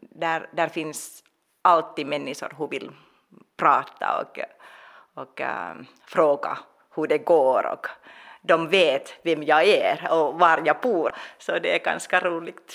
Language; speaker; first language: Swedish; non-native, local second language; Finnish